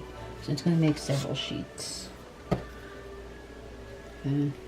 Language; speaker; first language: English; native; English